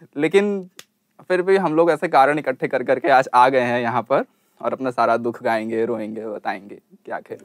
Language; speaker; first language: Hindi; native; Hindi